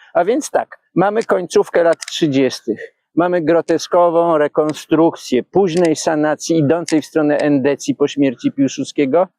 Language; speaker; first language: Polish; native; Polish